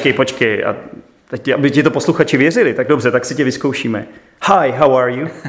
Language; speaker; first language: Czech; native; Czech